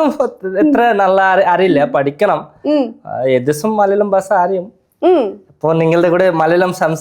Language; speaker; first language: Malayalam; non-native, local second language; Bangla